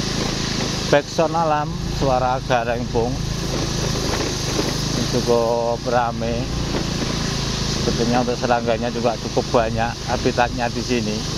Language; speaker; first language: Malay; non-native, local second language; Javanese